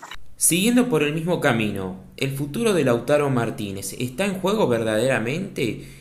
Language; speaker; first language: Spanish; native; Spanish